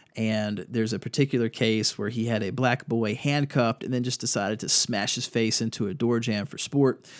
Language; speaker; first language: English; native; English